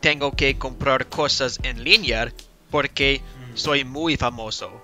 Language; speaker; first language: Spanish; non-native, learner; English